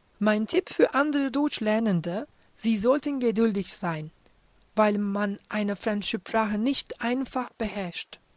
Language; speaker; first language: German; non-native, fluent; Turkish